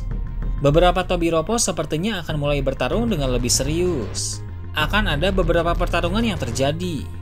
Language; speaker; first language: Indonesian; native; Indonesian